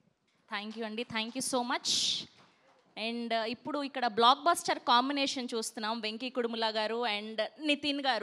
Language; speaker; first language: Telugu; native; Telugu